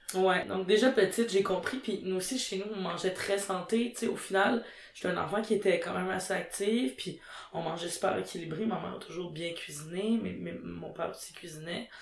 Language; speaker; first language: French; native; French